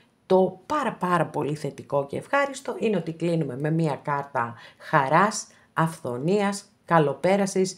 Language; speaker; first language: Greek; native; Greek